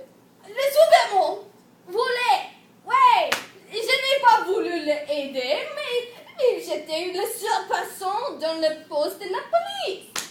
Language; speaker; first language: French; non-native, learner; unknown